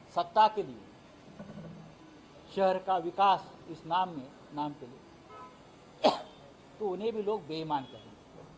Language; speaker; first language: Hindi; non-native, local second language; Marathi